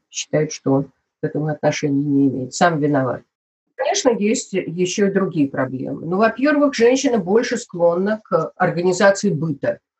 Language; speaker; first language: Russian; native; Russian